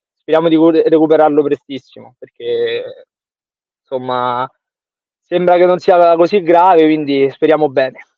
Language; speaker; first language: Italian; native; Italian